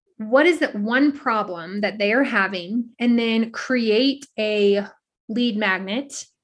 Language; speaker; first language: English; native; English